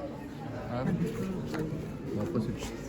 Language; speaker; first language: French; native; French